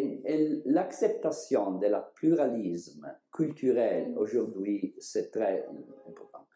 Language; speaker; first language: French; non-native, learner; Italian